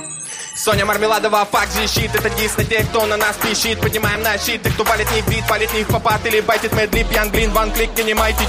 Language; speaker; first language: Russian; native; Russian